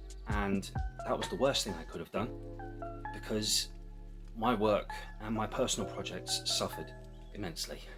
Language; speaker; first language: English; native; English